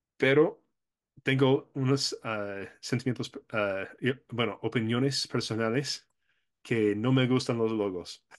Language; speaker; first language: Spanish; non-native, fluent; English